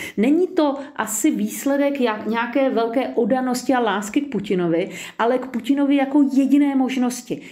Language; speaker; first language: Czech; native; Czech